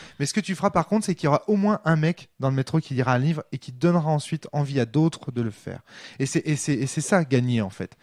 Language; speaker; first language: French; native; French